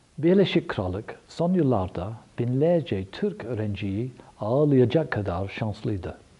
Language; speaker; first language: Turkish; non-native, fluent; English